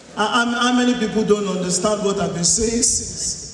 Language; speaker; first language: English; non-native, local second language; Yoruba